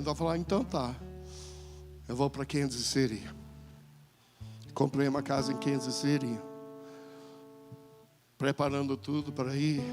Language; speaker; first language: Portuguese; non-native, fluent; English